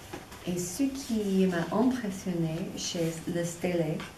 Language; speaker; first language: French; non-native, fluent; English